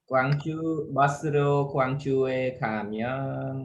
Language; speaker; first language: Korean; non-native, learner; Khmer